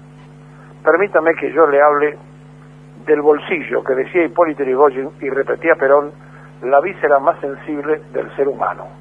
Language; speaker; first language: Spanish; native; Spanish